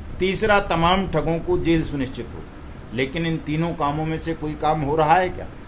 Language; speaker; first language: Hindi; native; Hindi